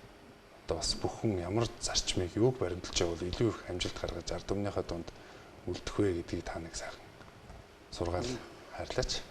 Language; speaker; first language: Mongolian; native; Mongolian